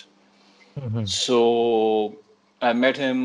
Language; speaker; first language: English; non-native, local second language; Urdu